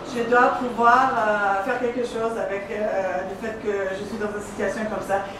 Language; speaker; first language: French; non-native, fluent; Persian